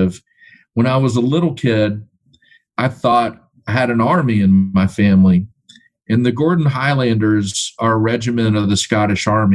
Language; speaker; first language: English; native; English